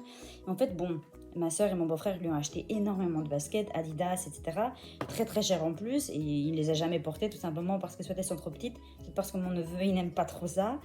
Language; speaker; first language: French; native; French